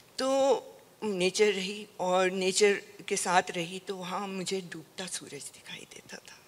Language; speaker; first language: Hindi; native; Hindi